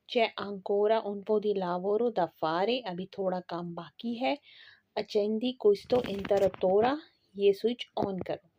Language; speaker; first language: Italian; non-native, fluent; Urdu